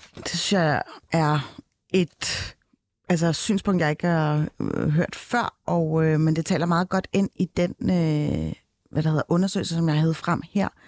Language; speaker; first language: Danish; early bilingual, other home language; Turkish